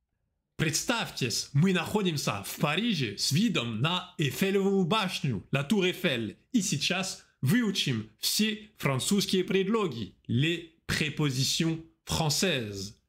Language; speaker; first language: Russian; non-native, fluent; French